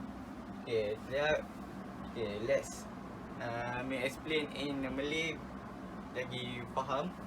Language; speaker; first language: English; non-native, local second language; Malay